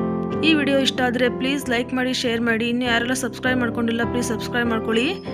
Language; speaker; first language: Kannada; native; Kannada